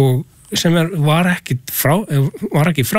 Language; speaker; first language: Icelandic; non-native, learner; English